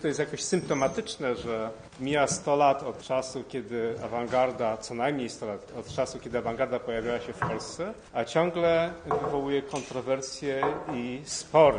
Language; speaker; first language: Polish; native; Polish